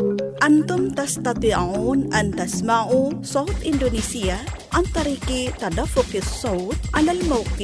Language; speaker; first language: Arabic; non-native, fluent; Indonesian